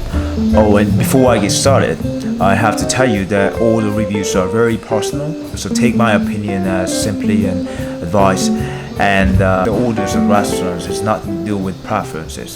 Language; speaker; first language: English; non-native, learner; Korean